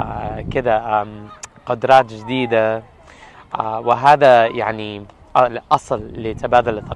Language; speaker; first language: Arabic; non-native, fluent; English